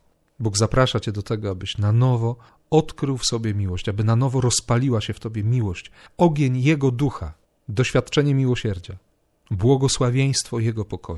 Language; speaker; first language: Polish; native; Polish